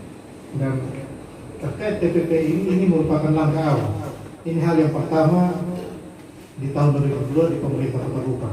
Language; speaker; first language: Indonesian; native; Indonesian